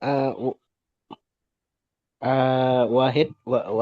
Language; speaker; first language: Arabic; non-native, learner; Indonesian